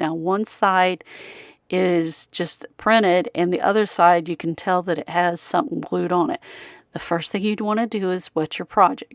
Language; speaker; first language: English; native; English